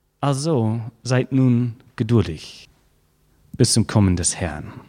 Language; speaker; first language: German; non-native, fluent; English